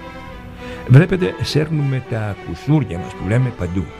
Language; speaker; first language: Greek; native; Greek